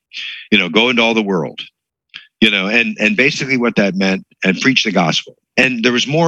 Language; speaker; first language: English; native; English